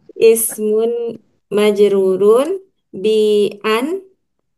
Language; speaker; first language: Arabic; non-native, learner; Indonesian